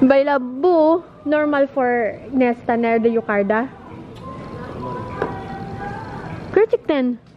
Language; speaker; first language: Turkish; non-native, learner; Filipino